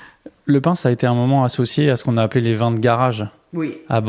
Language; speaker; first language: French; native; French